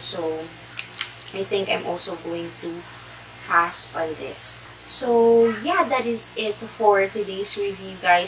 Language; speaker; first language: English; non-native, local second language; Filipino